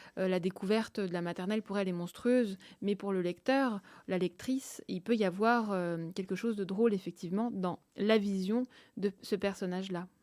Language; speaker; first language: French; early bilingual, other home language; Russian